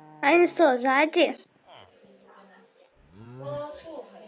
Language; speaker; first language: Russian; non-native, local second language; Ukrainian